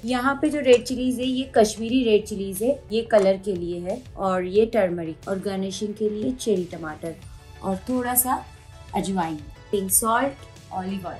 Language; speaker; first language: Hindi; non-native, local second language; Bangla